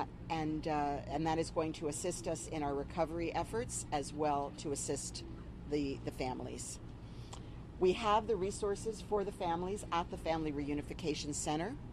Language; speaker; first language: English; native; English